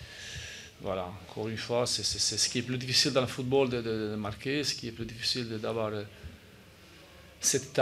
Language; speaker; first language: French; native; French